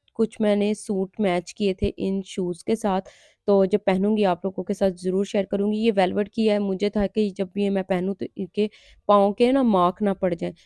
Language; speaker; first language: Urdu; non-native, local second language; Punjabi